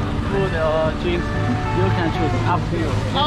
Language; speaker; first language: English; non-native, learner; Chinese